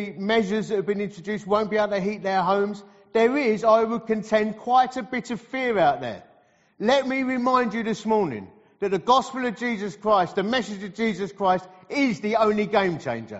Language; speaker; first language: English; native; English